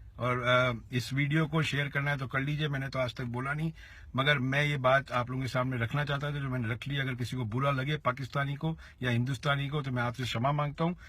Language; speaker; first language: Hindi; native; Hindi